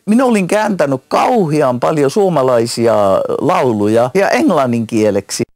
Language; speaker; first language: Finnish; early bilingual, heritage; Finnish